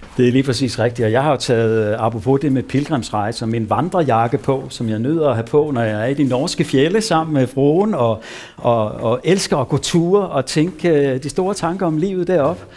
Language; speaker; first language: Danish; native; Danish